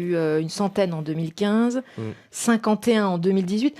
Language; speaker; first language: French; native; French